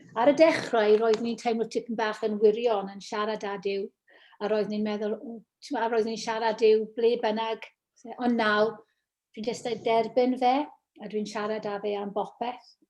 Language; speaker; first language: Welsh; non-native, local second language; English